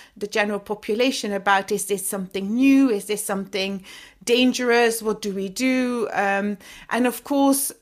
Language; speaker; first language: English; non-native, fluent; Dutch